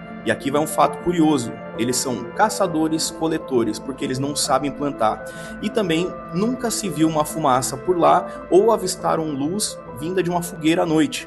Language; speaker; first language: Portuguese; native; Portuguese